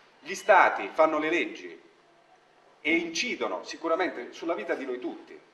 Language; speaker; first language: Italian; non-native, fluent; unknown